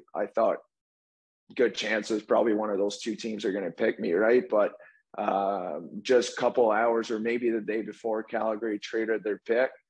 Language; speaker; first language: English; native; English